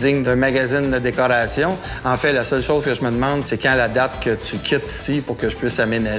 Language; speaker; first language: French; native; French